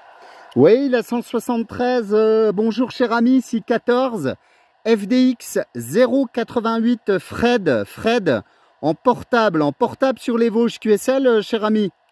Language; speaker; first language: French; native; French